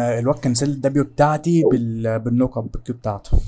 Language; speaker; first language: Arabic; native; Arabic